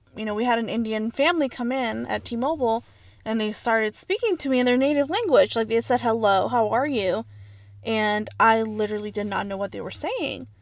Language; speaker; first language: English; early bilingual, other home language; Spanish